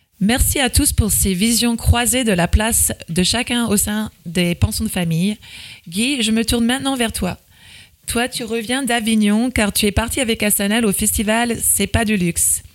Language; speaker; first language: French; native; French